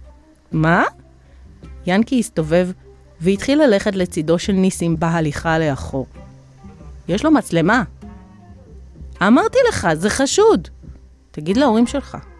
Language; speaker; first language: Hebrew; native; Hebrew